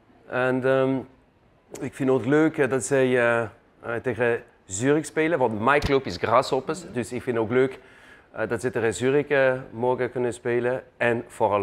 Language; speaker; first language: Dutch; non-native, fluent; German